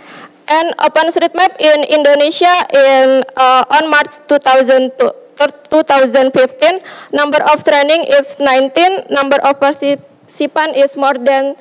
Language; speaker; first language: English; non-native, learner; Indonesian